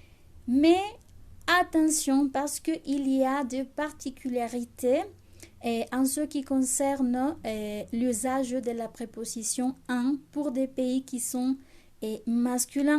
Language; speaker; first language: French; non-native, fluent; Spanish